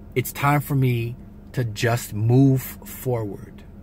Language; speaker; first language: English; native; English